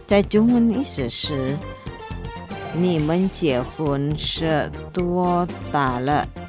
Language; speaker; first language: Chinese; non-native, fluent; Indonesian